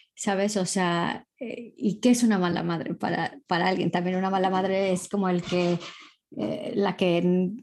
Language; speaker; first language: Spanish; early bilingual, heritage; Spanish